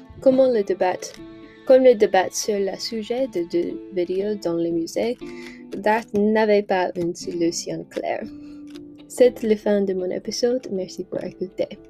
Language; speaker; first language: French; non-native, learner; English